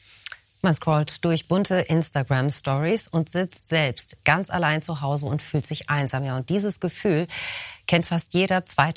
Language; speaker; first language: German; native; German